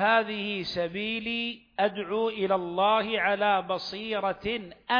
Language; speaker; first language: Arabic; native; Arabic